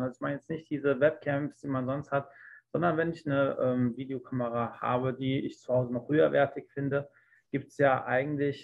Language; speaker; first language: German; native; German